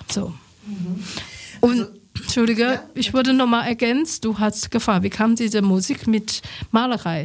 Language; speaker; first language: German; non-native, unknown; Chinese